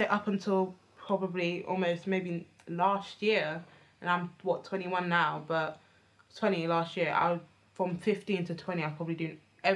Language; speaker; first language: English; native; English